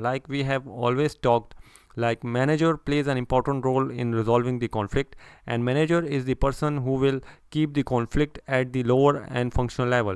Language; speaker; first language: English; non-native, local second language; Urdu